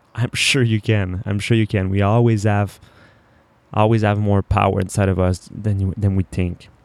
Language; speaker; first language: English; non-native, fluent; French